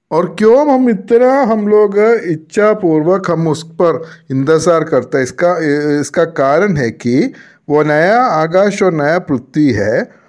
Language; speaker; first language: Hindi; non-native, local second language; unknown